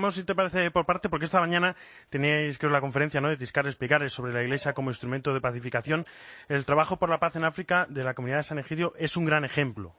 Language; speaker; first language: Spanish; native; Spanish